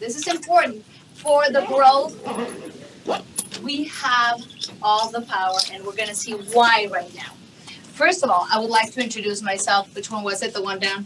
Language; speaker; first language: English; non-native, fluent; Spanish